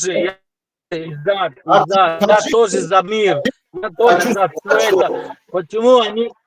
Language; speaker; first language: Russian; non-native, local second language; Tajik